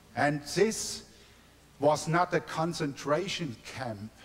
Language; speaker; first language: English; non-native, learner; German